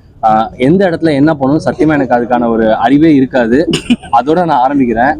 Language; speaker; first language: Tamil; native; Tamil